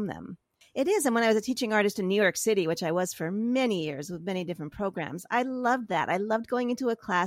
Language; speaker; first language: English; native; English